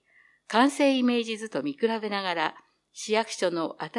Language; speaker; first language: Japanese; native; Japanese